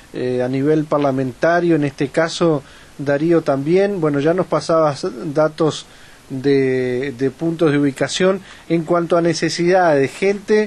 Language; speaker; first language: Spanish; native; Spanish